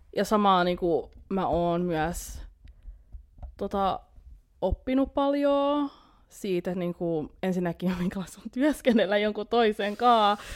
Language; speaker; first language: Finnish; early bilingual, heritage; Finnish